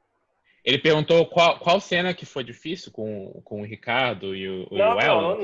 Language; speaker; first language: Portuguese; early bilingual, heritage; Portuguese